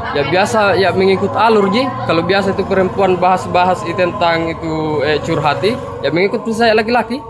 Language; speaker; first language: Indonesian; non-native, local second language; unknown